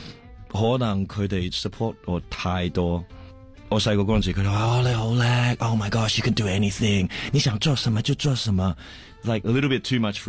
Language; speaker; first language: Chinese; early bilingual, heritage; Cantonese